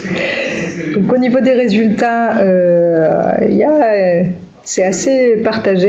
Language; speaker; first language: French; native; French